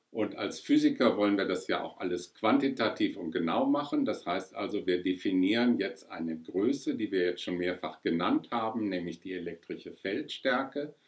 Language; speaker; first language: German; native; German